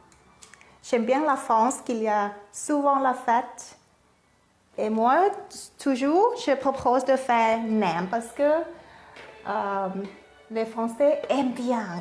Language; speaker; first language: French; non-native, learner; Thai